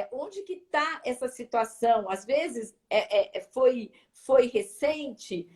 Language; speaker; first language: Portuguese; native; Portuguese